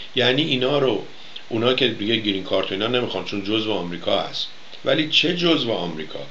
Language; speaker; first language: Persian; native; Persian